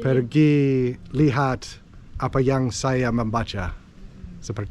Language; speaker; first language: Indonesian; non-native, learner; English